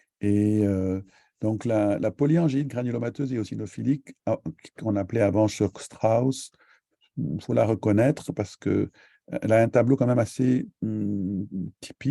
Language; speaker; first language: French; native; French